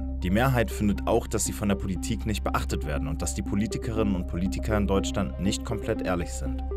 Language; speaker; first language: German; native; German